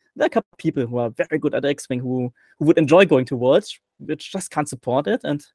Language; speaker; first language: English; non-native, fluent; German